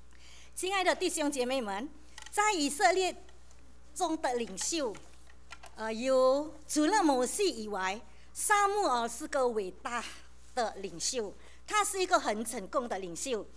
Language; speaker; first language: Chinese; native; Chinese